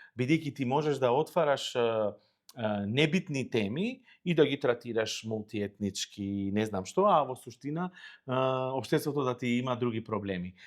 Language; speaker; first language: Macedonian; non-native, local second language; Albanian